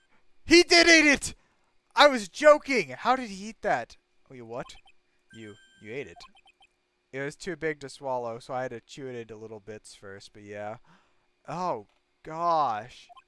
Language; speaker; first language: English; native; English